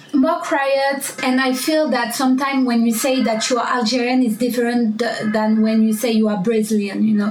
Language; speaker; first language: English; non-native, learner; French